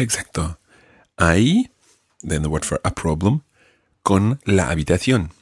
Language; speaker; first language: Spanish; non-native, fluent; English